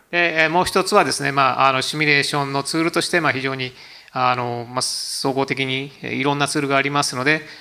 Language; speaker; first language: Japanese; native; Japanese